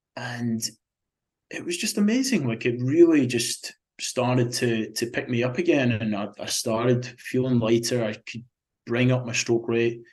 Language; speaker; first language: English; native; English